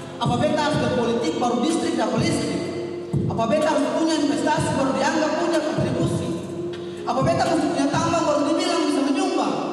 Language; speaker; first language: Indonesian; native; Indonesian